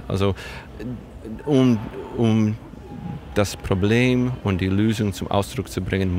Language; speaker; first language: German; non-native, fluent; English